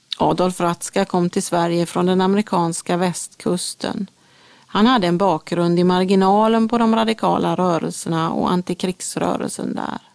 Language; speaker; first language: Swedish; native; Swedish